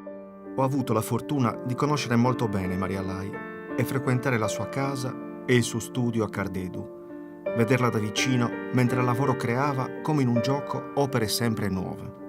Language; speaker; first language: Italian; native; Italian